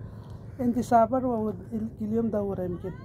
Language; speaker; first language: Arabic; non-native, learner; Nepali